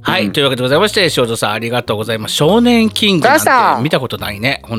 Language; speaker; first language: Japanese; native; Japanese